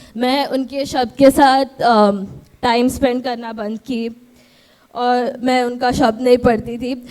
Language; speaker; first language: Hindi; non-native, local second language; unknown